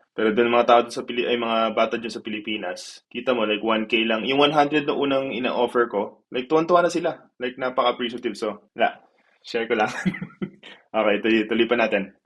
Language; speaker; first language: Filipino; early bilingual, heritage; Filipino